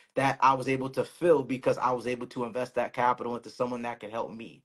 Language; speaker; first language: English; native; English